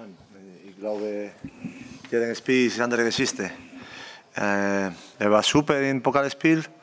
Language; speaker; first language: German; non-native, learner; Spanish